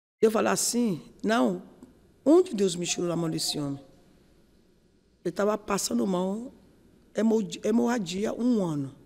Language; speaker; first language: Portuguese; non-native, learner; Yoruba